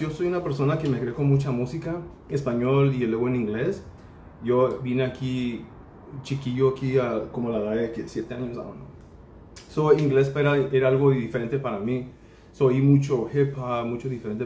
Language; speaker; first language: Spanish; native; Spanish